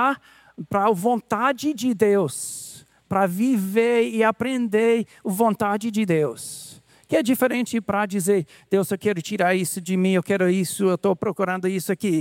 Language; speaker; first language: Portuguese; non-native, fluent; English